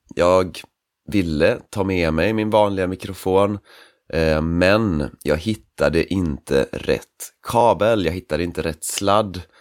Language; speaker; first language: Swedish; native; Swedish